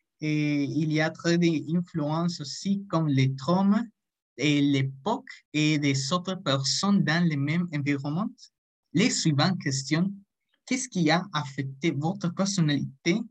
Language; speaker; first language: French; non-native, learner; Spanish